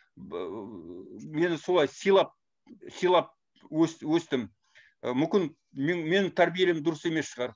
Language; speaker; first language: Kazakh; non-native, fluent; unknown